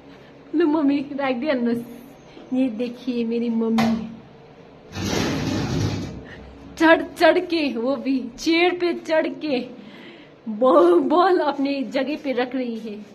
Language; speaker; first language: Hindi; non-native, local second language; Nepali